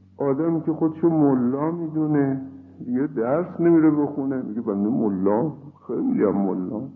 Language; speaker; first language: Persian; native; Persian